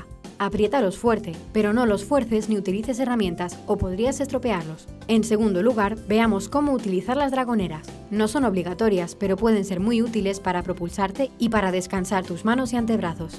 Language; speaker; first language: Spanish; native; Spanish